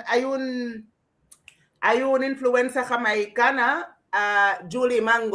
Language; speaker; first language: Spanish; non-native, fluent; English